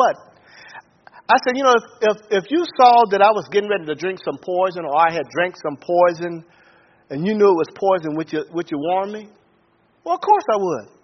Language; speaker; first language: English; native; English